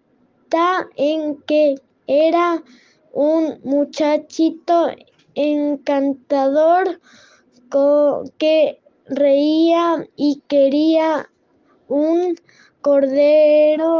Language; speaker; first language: Spanish; non-native, learner; French